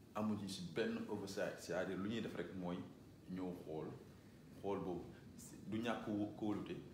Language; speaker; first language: French; non-native, local second language; Wolof